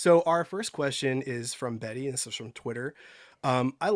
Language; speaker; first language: English; native; English